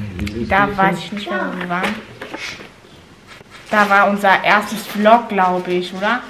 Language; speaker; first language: German; early bilingual, heritage; Filipino